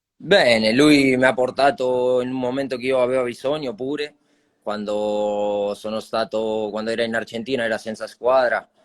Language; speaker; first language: Italian; non-native, fluent; Spanish